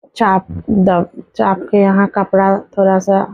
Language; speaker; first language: Hindi; non-native, local second language; Bangla